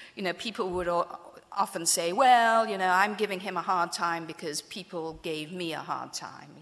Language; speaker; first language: English; native; English